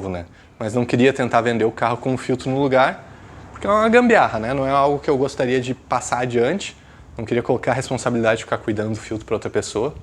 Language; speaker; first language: Portuguese; native; Portuguese